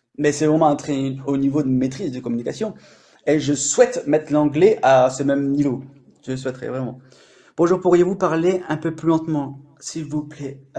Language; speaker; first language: French; native; French